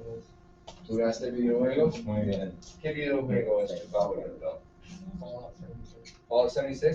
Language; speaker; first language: Spanish; non-native, fluent; English